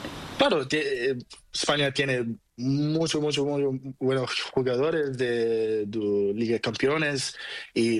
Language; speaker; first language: Spanish; non-native, learner; Portuguese